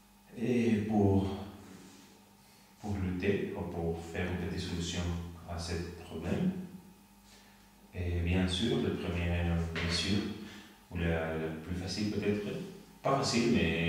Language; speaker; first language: French; non-native, learner; Spanish